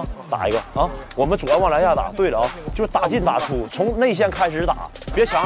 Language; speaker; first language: Chinese; native; Chinese